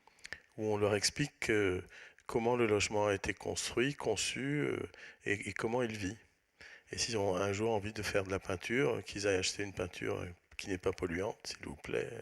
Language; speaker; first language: French; native; French